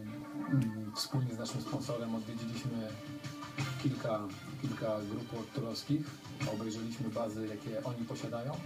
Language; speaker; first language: Polish; native; Polish